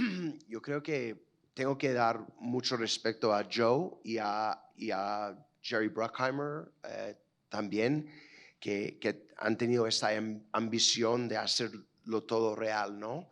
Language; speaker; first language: Spanish; non-native, fluent; English